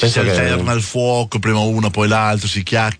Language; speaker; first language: Italian; native; Italian